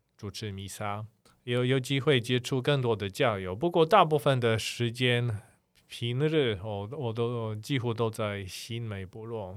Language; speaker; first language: Chinese; non-native, fluent; Polish